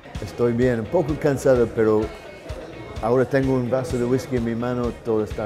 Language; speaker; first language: Spanish; non-native, learner; English